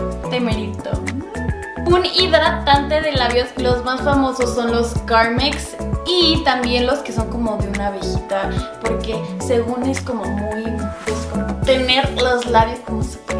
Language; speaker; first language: Spanish; native; Spanish